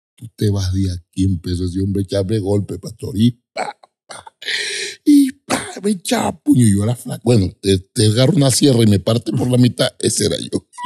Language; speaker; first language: Spanish; native; Spanish